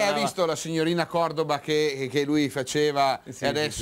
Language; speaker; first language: Italian; native; Italian